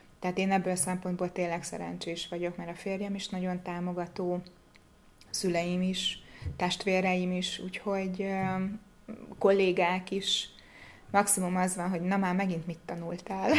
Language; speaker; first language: Hungarian; native; Hungarian